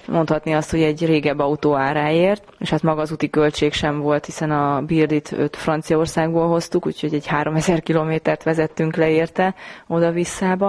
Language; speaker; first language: Hungarian; native; Hungarian